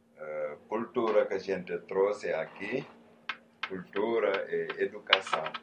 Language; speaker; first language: Portuguese; non-native, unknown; Wolof